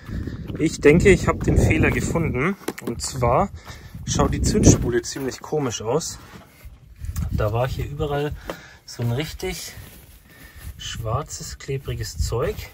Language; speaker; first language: German; native; German